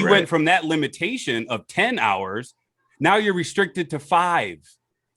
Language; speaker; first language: English; native; English